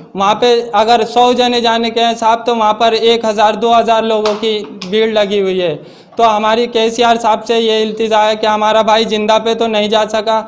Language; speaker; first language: Hindi; native; Hindi